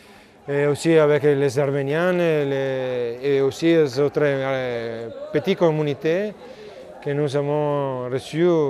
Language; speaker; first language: French; non-native, learner; Italian